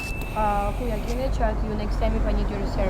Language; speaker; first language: English; non-native, learner; Russian